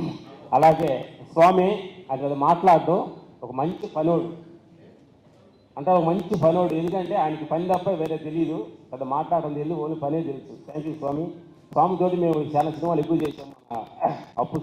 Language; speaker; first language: Telugu; native; Telugu